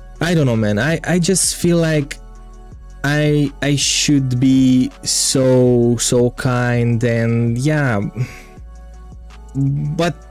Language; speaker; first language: English; non-native, fluent; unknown